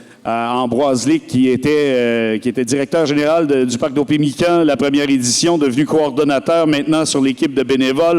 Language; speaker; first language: French; native; French